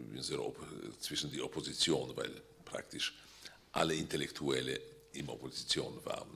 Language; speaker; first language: German; non-native, fluent; Polish